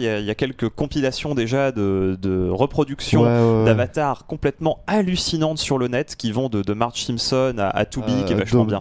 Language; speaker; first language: French; native; French